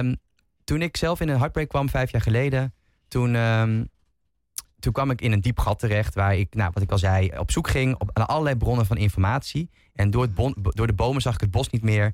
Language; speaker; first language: Dutch; native; Dutch